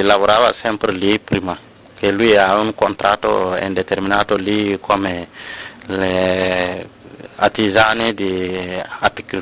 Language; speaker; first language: Italian; non-native, learner; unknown